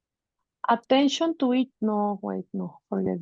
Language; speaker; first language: English; non-native, fluent; Spanish